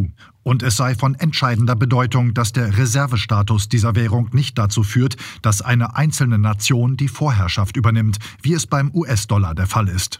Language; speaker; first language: German; native; German